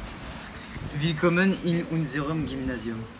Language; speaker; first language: German; non-native, learner; French